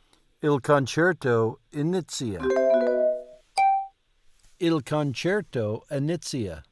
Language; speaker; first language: Italian; non-native, learner; English